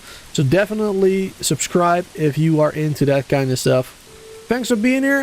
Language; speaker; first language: English; native; English